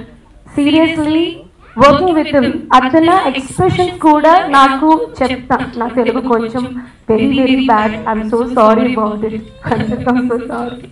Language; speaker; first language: Telugu; non-native, learner; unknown